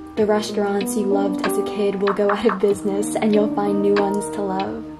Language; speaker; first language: English; native; English